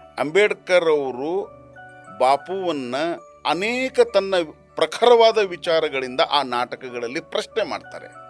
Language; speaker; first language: Kannada; native; Kannada